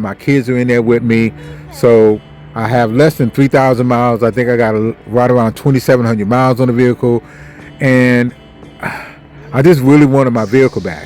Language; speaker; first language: English; native; English